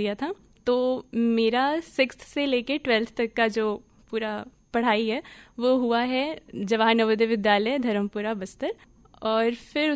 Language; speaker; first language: Hindi; native; Hindi